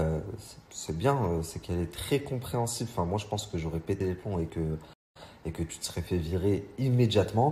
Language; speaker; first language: French; native; French